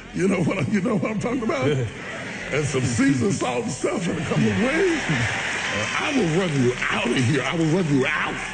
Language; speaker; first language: English; native; English